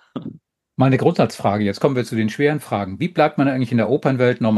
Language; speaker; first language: German; native; German